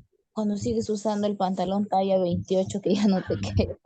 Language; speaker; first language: Spanish; native; Spanish